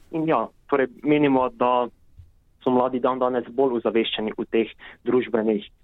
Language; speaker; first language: Slovenian; native; Slovenian